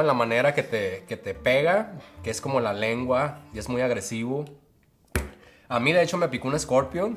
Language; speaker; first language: Spanish; native; Spanish